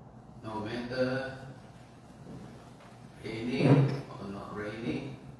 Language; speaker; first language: English; non-native, fluent; Indonesian